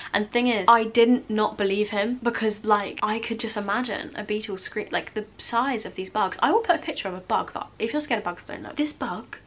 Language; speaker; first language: English; native; English